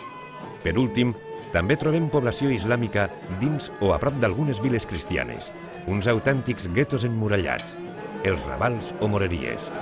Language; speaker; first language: Catalan; native; Catalan